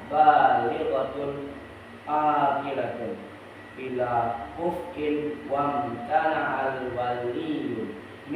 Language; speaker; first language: Arabic; non-native, learner; Indonesian